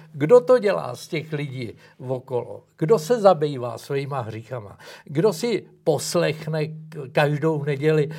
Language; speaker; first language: Czech; native; Czech